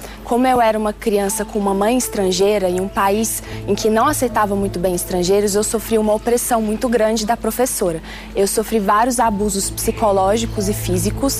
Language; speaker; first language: Portuguese; early bilingual, other home language; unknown